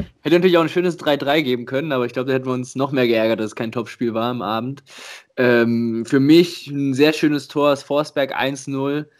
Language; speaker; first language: German; native; German